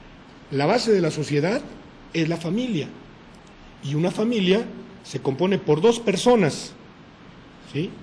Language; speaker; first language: Spanish; native; Spanish